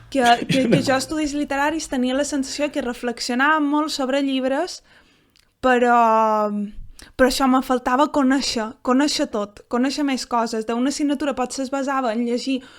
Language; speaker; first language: Catalan; native; Catalan